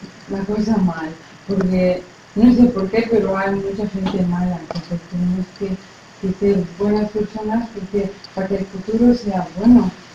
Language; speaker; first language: Spanish; non-native, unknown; Arabic